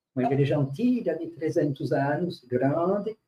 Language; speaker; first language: Portuguese; non-native, fluent; French